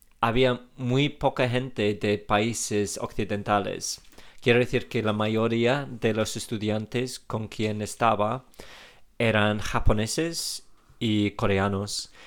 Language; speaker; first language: Spanish; non-native, fluent; English